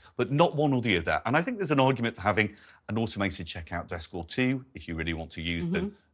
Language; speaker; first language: English; native; English